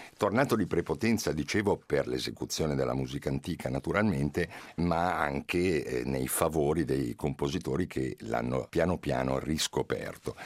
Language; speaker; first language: Italian; native; Italian